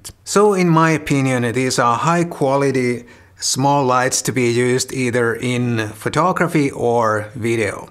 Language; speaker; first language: English; non-native, fluent; Finnish